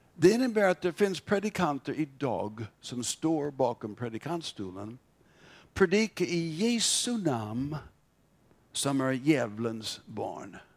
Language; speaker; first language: Swedish; non-native, fluent; English